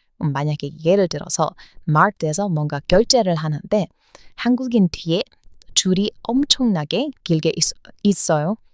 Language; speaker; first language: Korean; non-native, fluent; English